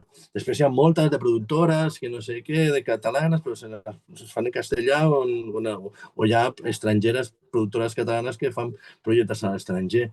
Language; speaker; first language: Catalan; native; Catalan